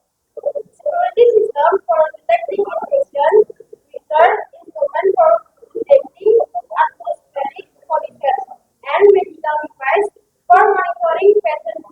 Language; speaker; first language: English; non-native, learner; Indonesian